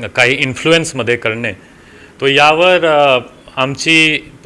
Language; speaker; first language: Marathi; non-native, local second language; Hindi